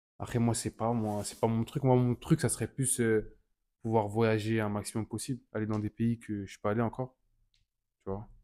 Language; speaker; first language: French; native; French